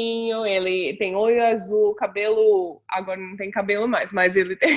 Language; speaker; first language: Portuguese; non-native, fluent; English